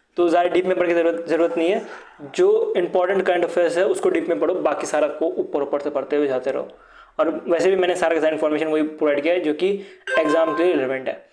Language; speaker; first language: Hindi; non-native, local second language; Assamese